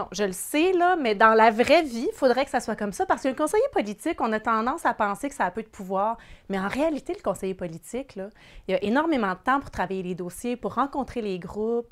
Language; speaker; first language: French; native; French